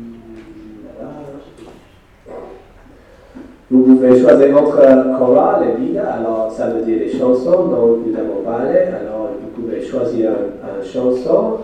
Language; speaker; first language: French; non-native, fluent; English